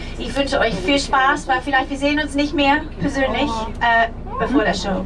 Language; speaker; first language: German; non-native, fluent; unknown